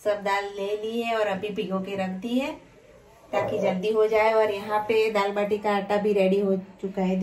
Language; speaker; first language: Hindi; non-native, local second language; Gujarati